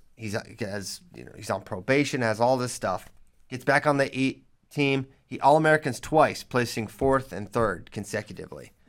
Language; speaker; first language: English; native; English